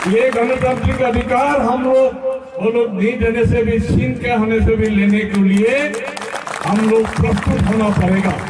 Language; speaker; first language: Hindi; non-native, local second language; Assamese